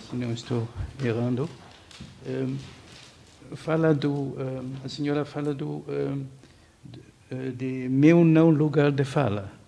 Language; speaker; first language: Portuguese; non-native, fluent; Dutch